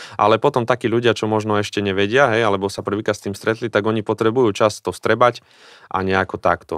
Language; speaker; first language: Slovak; native; Slovak